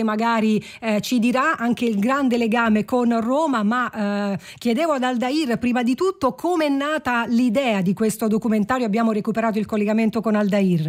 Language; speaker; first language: Italian; native; Italian